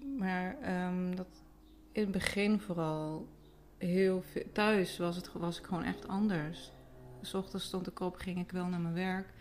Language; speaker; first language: Dutch; early bilingual, other home language; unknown